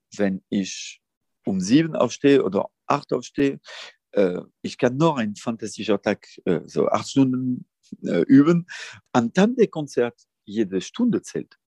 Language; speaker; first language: German; non-native, fluent; French